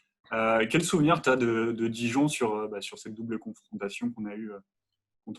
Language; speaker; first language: French; native; French